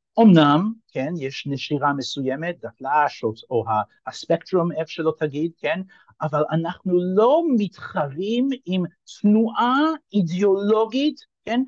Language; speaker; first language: Hebrew; non-native, fluent; English